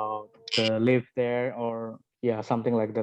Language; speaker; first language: English; non-native, learner; Indonesian